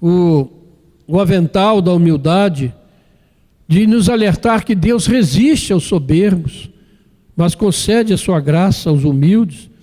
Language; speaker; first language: Portuguese; native; Portuguese